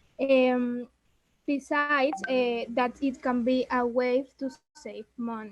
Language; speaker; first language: English; non-native, learner; Spanish